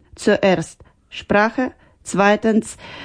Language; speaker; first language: German; non-native, learner; Ukrainian